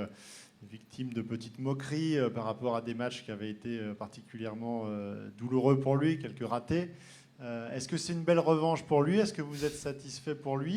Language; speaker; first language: French; native; French